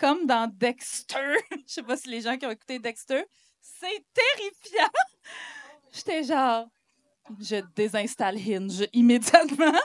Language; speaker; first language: French; native; French